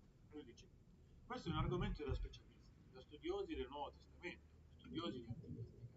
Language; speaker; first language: Italian; native; Italian